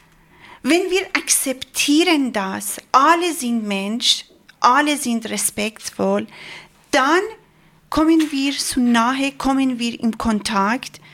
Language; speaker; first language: German; non-native, learner; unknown